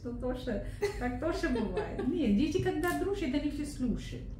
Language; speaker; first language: Russian; non-native, learner; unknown